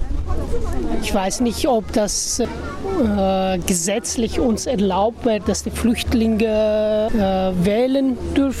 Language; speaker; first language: German; non-native, fluent; Persian